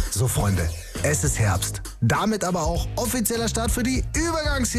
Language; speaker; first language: German; native; German